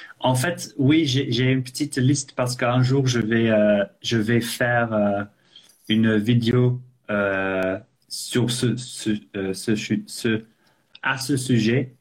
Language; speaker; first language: French; non-native, fluent; English